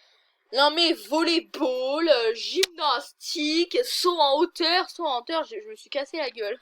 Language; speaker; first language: French; native; French